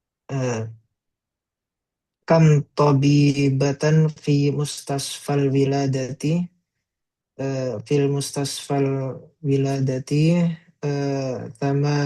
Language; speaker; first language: Arabic; non-native, learner; Indonesian